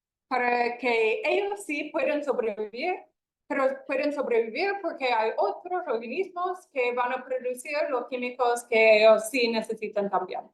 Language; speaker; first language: Spanish; non-native, fluent; English